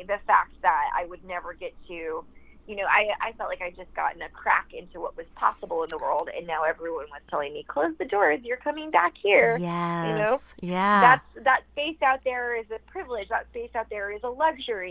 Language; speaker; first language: English; native; English